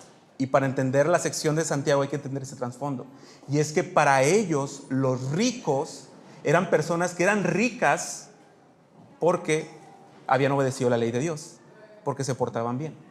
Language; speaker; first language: Spanish; native; Spanish